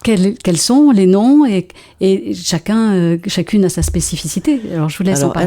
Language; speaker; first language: French; native; French